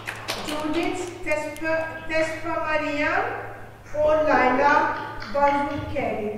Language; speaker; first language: Norwegian; non-native, fluent; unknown